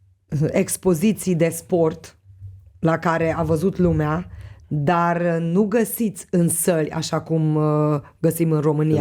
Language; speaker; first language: Romanian; non-native, local second language; Hungarian